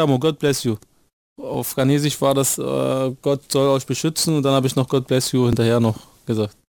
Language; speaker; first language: German; early bilingual, other home language; Akan